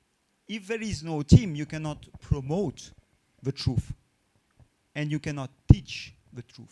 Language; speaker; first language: English; non-native, fluent; French